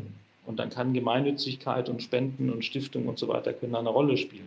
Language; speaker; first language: German; native; German